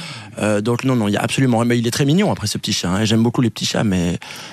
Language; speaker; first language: French; native; French